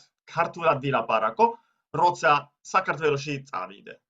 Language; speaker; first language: Georgian; non-native, learner; Italian